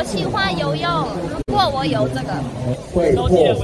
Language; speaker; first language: Chinese; non-native, learner; Korean